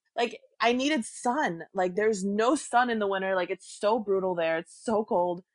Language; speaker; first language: English; early bilingual, other home language; Korean